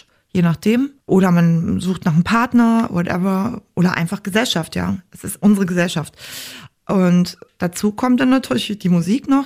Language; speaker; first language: German; native; German